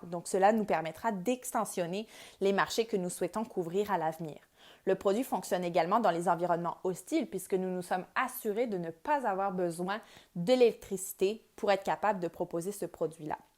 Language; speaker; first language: French; native; French